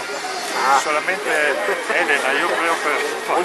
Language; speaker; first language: Spanish; non-native, learner; Italian